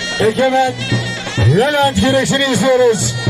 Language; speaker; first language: Turkish; native; Turkish